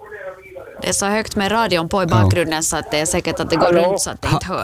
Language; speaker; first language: Swedish; native; Swedish